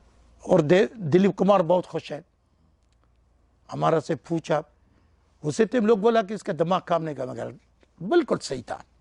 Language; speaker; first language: Hindi; non-native, learner; Persian